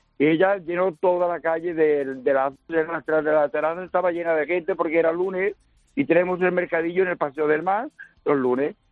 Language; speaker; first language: Spanish; native; Spanish